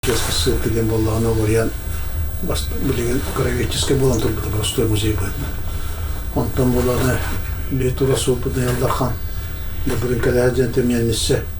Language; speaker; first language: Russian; non-native, local second language; Yakut